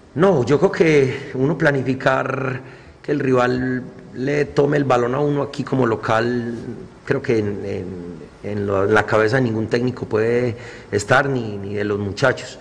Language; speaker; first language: Spanish; native; Spanish